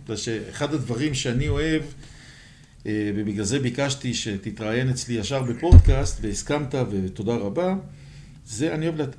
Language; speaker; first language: Hebrew; native; Hebrew